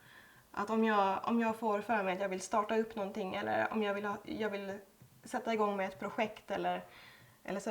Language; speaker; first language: Swedish; native; Swedish